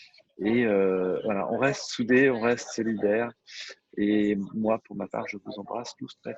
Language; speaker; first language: French; native; French